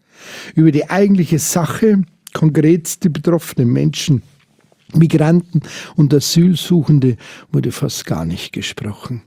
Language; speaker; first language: German; native; German